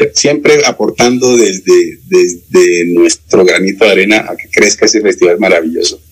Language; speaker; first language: Spanish; native; Spanish